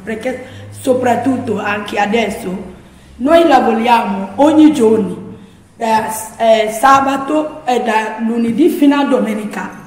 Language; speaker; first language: Italian; non-native, learner; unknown